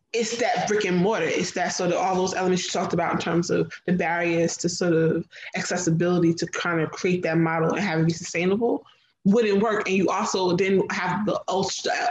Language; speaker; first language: English; native; English